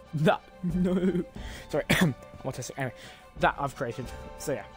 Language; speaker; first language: English; native; English